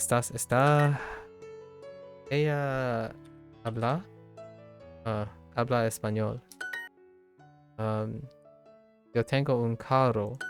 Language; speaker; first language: Spanish; non-native, learner; English